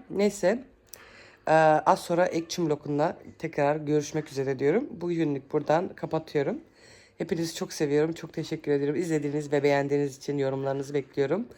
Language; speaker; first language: Turkish; early bilingual, heritage; Turkish